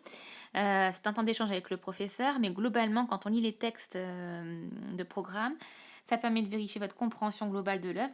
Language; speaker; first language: French; native; French